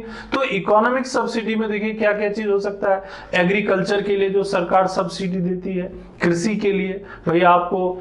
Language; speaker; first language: Hindi; native; Hindi